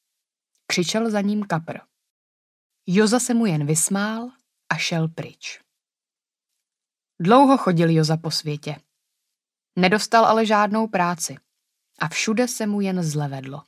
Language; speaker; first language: Czech; native; Czech